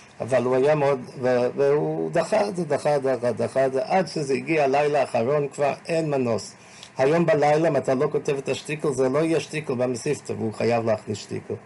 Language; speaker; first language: Hebrew; non-native, fluent; English